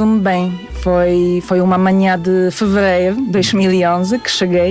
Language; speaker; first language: Portuguese; non-native, fluent; Polish